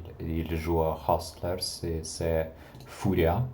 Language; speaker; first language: French; non-native, learner; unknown